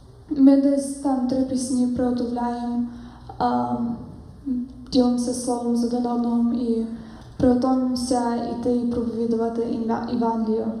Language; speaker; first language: Ukrainian; early bilingual, heritage; Ukrainian